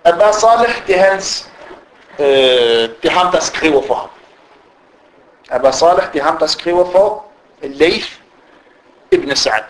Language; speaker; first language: Danish; non-native, fluent; Arabic